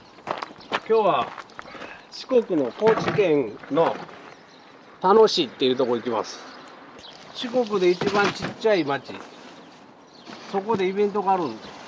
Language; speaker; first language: Japanese; native; Japanese